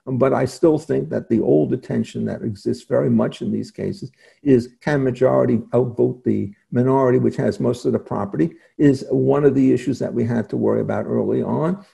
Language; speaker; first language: English; native; English